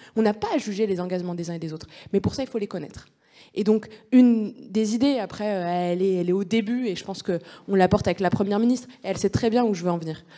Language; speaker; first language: French; native; French